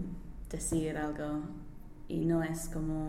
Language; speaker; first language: Spanish; non-native, learner; English